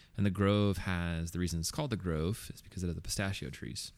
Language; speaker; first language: English; early bilingual, other home language; Spanish